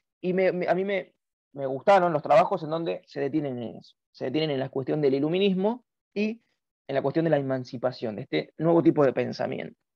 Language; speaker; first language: Spanish; native; Spanish